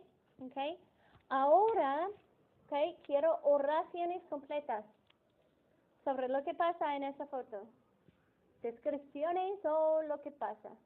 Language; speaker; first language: Spanish; non-native, fluent; English